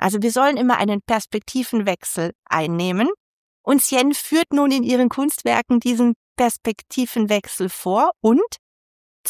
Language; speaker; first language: German; native; German